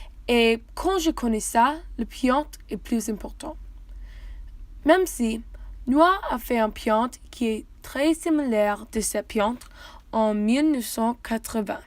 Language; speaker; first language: French; non-native, learner; English